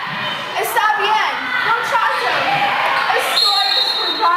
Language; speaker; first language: Spanish; non-native, learner; English